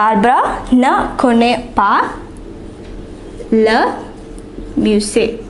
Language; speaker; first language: French; non-native, fluent; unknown